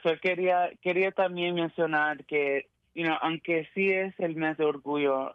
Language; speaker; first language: Spanish; early bilingual, heritage; Spanish